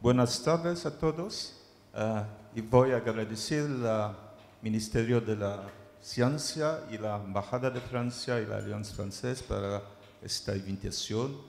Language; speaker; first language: Spanish; non-native, learner; French